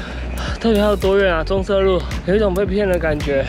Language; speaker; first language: Chinese; native; Chinese